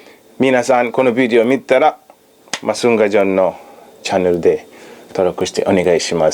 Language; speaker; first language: Japanese; non-native, learner; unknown